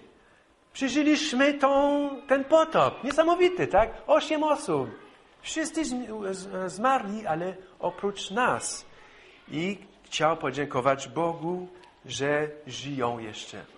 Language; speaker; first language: Polish; non-native, fluent; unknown